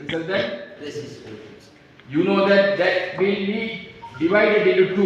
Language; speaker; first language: English; non-native, local second language; Tamil